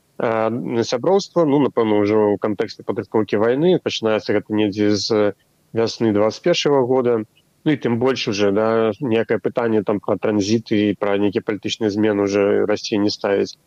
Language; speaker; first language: Belarusian; non-native, local second language; Russian